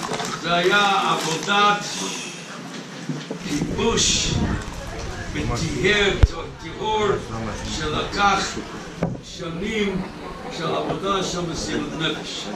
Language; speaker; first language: Hebrew; non-native, fluent; English